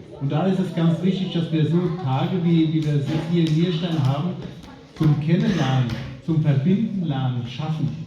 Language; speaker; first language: German; native; German